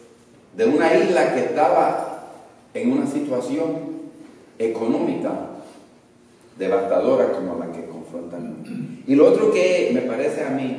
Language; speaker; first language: Spanish; early bilingual, other home language; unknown